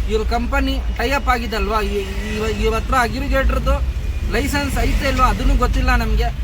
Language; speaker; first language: Kannada; non-native, learner; Urdu